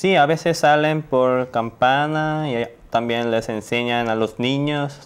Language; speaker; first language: Spanish; non-native, learner; Korean